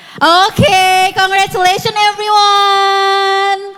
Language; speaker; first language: English; non-native, fluent; Indonesian